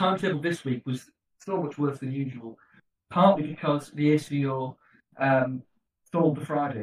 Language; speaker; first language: English; native; English